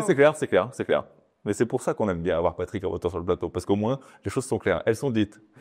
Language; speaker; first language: French; native; French